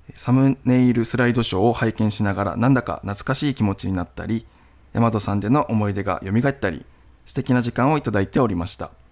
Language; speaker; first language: Japanese; native; Japanese